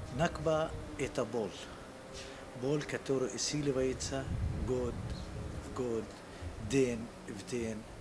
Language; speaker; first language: Russian; non-native, fluent; Arabic